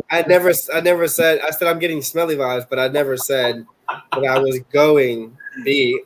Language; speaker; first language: English; non-native, fluent; Spanish